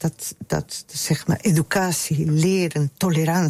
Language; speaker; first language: Dutch; non-native, fluent; Spanish